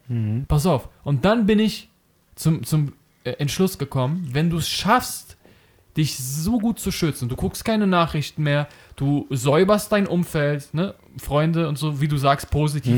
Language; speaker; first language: German; native; German